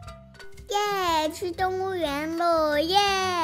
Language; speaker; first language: Chinese; early bilingual, heritage; Chinese